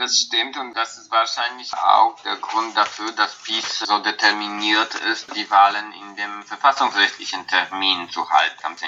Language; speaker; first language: German; non-native, fluent; Polish